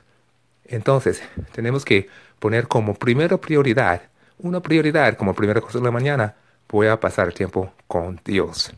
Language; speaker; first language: Spanish; non-native, fluent; English